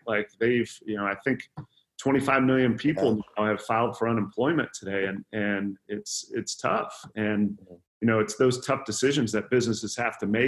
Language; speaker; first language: English; native; English